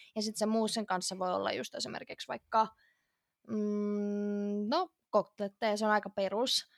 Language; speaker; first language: Finnish; early bilingual, other home language; Russian